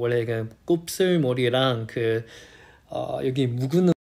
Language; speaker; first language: Korean; non-native, fluent; Chinese